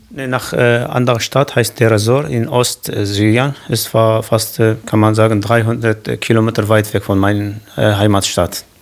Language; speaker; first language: German; non-native, learner; Kurdish